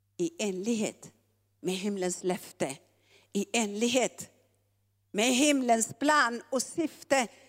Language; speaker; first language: Swedish; non-native, fluent; Tigrinya